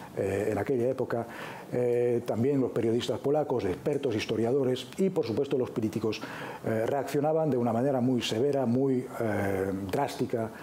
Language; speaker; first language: Spanish; non-native, fluent; Polish